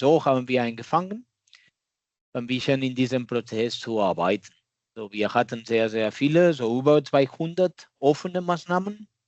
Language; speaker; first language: German; non-native, fluent; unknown